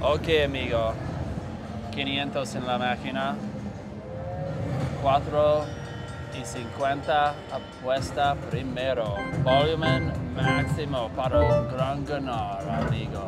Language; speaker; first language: Spanish; non-native, learner; English